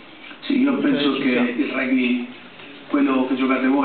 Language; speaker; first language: Italian; non-native, fluent; Spanish